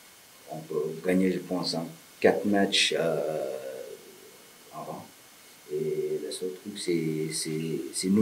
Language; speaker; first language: French; non-native, learner; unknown